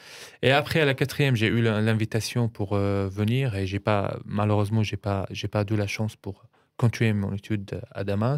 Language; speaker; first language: French; non-native, fluent; Arabic